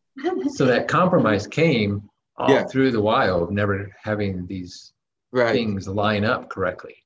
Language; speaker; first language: English; native; English